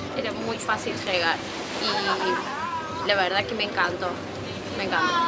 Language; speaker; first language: Spanish; native; Spanish